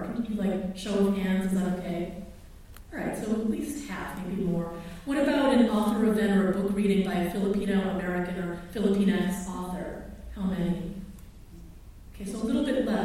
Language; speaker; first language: English; early bilingual, other home language; Filipino